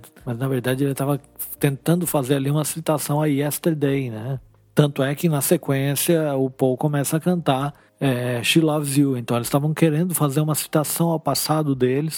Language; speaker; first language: Portuguese; native; Portuguese